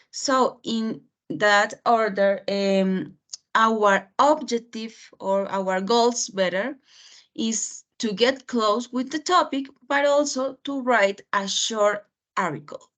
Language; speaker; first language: English; non-native, fluent; Spanish